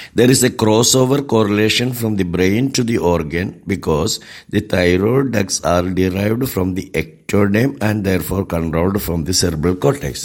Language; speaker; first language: English; non-native, local second language; Malayalam